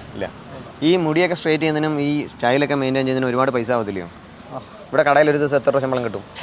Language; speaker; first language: Malayalam; native; Malayalam